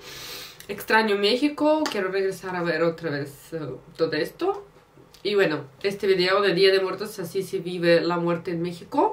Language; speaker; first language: Spanish; non-native, fluent; Russian